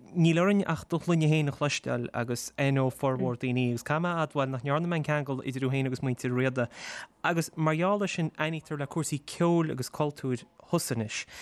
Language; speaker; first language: Irish; native; Irish